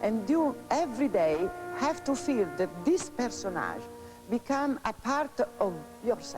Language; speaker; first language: English; non-native, learner; Italian